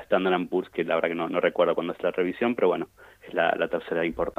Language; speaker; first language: Spanish; native; Spanish